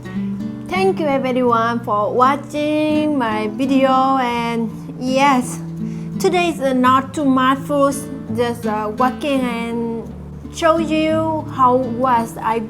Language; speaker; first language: English; non-native, learner; Vietnamese